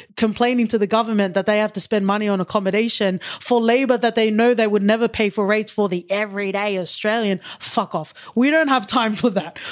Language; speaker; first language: English; native; English